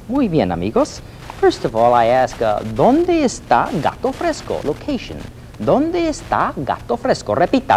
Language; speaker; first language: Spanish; non-native, fluent; English